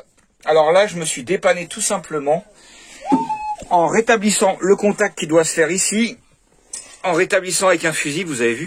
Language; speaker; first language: French; native; French